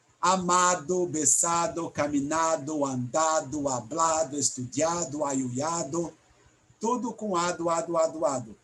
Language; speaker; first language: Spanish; non-native, fluent; Portuguese